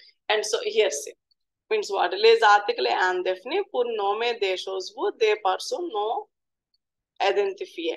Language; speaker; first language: French; non-native, fluent; Telugu